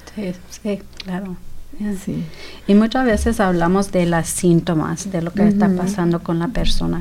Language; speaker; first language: Spanish; early bilingual, heritage; Spanish